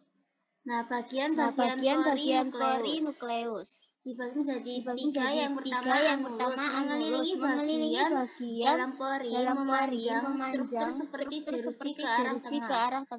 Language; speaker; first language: Indonesian; native; Indonesian